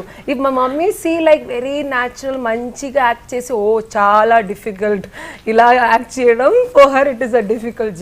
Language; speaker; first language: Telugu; non-native, learner; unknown